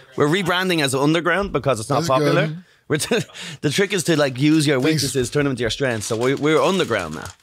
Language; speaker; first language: English; native; English